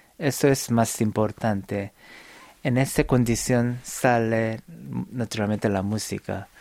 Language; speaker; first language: Spanish; non-native, fluent; Korean